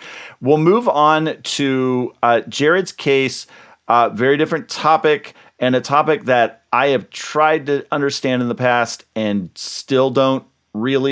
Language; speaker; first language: English; native; English